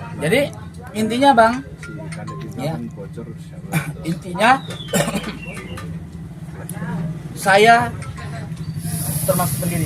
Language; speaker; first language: Indonesian; native; Indonesian